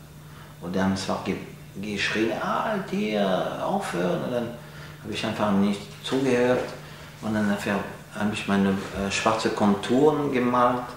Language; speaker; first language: German; non-native, fluent; French